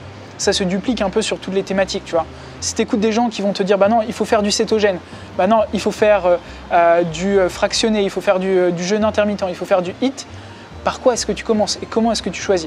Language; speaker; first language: French; native; French